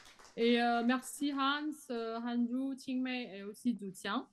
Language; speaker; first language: French; non-native, fluent; Chinese